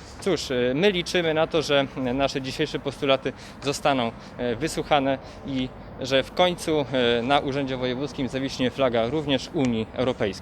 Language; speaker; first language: Polish; native; Polish